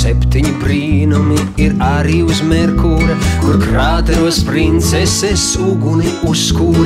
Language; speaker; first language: Latvian; native; Latvian